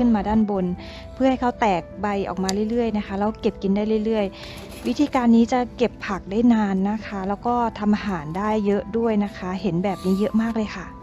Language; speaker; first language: Thai; native; Thai